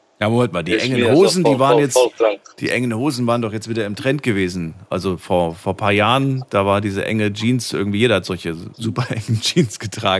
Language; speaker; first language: German; native; German